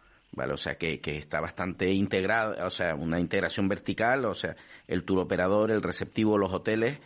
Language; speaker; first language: Spanish; native; Spanish